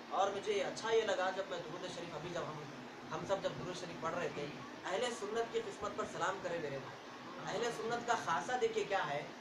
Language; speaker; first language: Urdu; native; Urdu